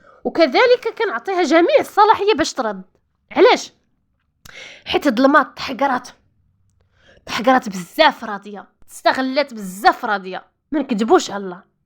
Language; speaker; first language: Arabic; native; Arabic